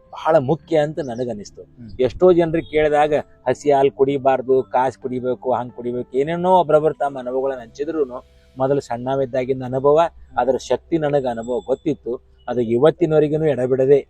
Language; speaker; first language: Kannada; native; Kannada